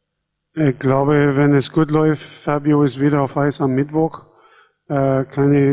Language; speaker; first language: German; non-native, fluent; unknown